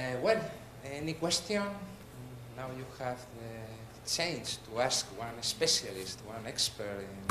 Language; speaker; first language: English; non-native, learner; Spanish